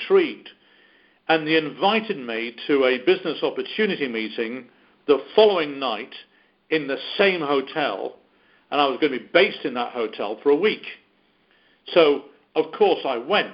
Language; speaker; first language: English; native; English